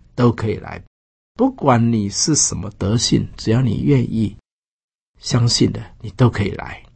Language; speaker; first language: Chinese; native; Chinese